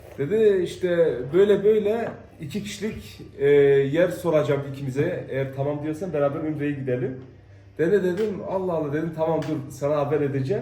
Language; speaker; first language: Turkish; native; Turkish